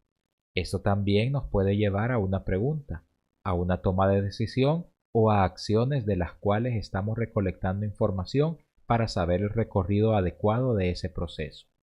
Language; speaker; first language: Spanish; native; Spanish